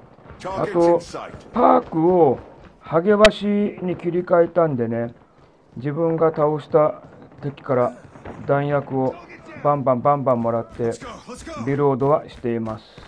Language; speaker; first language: Japanese; native; Japanese